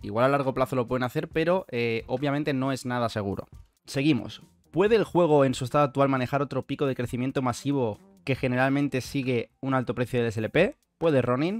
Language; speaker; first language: Spanish; native; Spanish